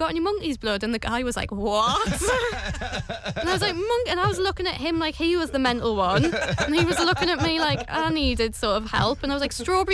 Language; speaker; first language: English; native; English